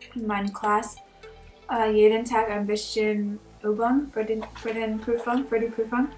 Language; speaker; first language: German; non-native, learner; English